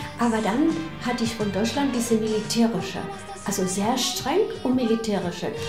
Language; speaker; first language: German; non-native, fluent; Spanish